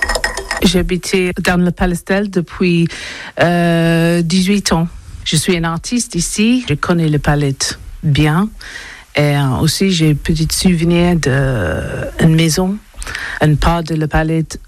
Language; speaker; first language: French; non-native, learner; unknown